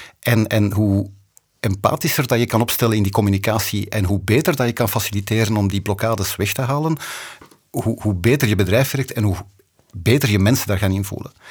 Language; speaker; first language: Dutch; native; Dutch